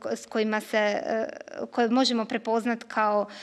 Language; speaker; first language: Croatian; native; Croatian